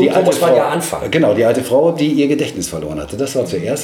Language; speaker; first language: German; native; German